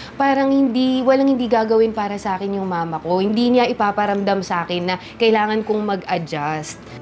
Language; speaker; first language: Filipino; native; Filipino